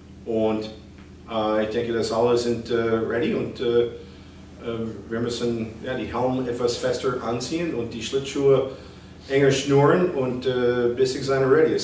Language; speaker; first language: German; non-native, fluent; English